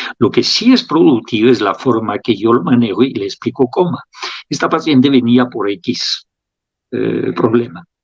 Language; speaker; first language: Spanish; non-native, fluent; French